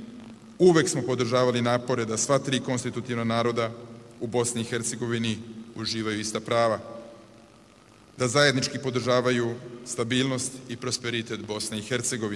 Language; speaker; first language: Serbian; native; Serbian